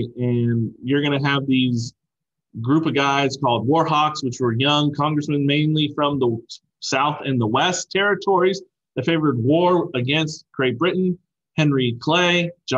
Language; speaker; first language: English; native; English